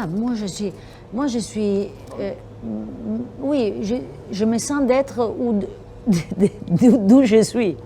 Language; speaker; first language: French; non-native, fluent; Italian